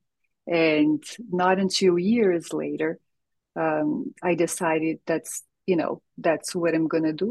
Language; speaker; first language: English; non-native, fluent; Portuguese